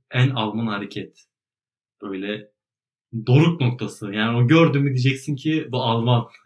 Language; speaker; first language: Turkish; native; Turkish